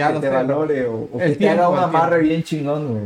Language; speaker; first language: Spanish; native; Spanish